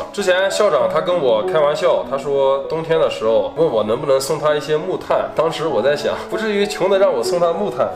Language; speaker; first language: Chinese; native; Chinese